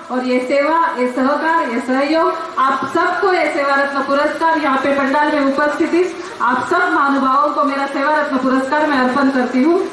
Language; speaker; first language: Hindi; non-native, local second language; Marathi